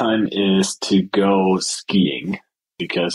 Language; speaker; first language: English; non-native, fluent; German